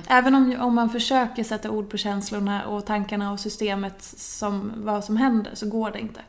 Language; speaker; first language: Swedish; native; Swedish